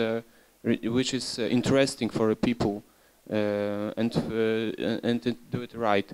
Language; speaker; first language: English; non-native, learner; Polish